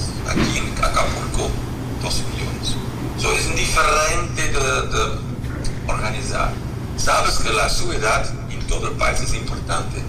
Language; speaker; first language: Spanish; non-native, learner; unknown